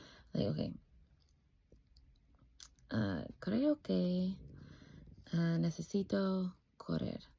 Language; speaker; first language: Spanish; non-native, fluent; English